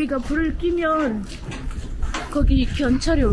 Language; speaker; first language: Korean; non-native, fluent; Arabic